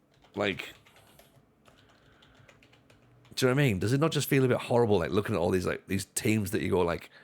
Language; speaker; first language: English; native; English